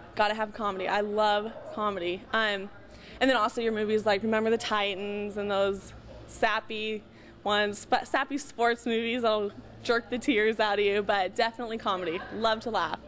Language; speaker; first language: English; native; English